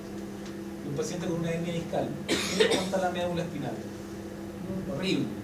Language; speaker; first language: Spanish; native; Spanish